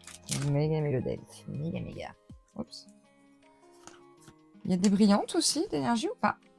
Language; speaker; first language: French; native; French